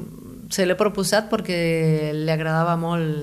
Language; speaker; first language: Catalan; non-native, learner; Spanish